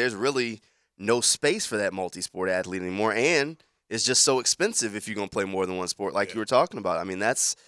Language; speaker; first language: English; native; English